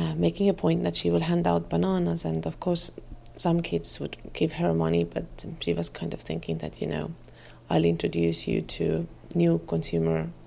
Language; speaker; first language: English; non-native, fluent; Estonian